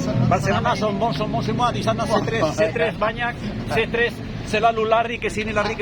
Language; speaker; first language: Indonesian; non-native, fluent; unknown